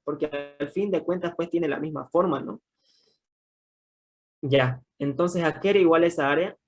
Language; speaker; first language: Spanish; native; Spanish